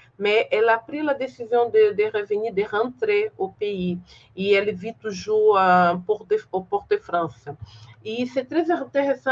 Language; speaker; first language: French; non-native, fluent; Portuguese